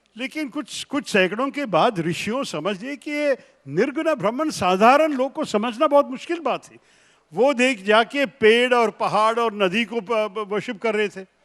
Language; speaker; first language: Hindi; non-native, local second language; Malayalam